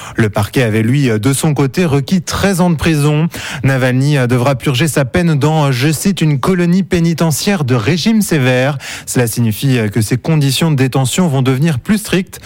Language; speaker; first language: French; native; French